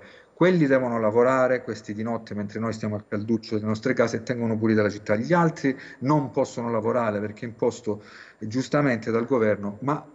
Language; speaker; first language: Italian; native; Italian